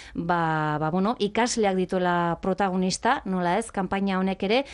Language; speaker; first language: Basque; native; Basque